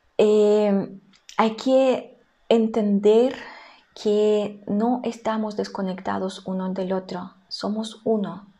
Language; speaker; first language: Spanish; non-native, fluent; Russian